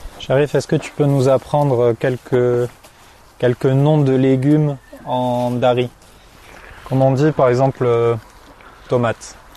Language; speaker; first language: French; native; French